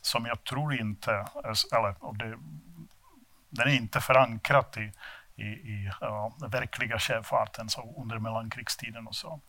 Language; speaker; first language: Swedish; non-native, fluent; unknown